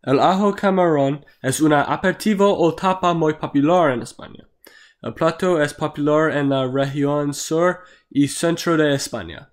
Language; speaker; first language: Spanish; non-native, learner; English